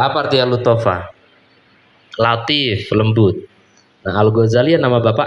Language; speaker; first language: Indonesian; native; Indonesian